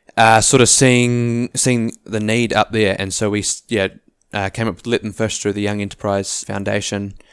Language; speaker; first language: English; native; English